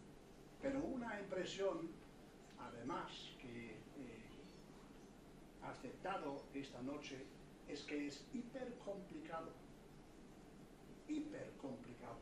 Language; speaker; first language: Spanish; non-native, fluent; English